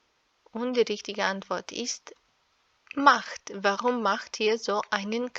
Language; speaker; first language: German; non-native, fluent; Serbian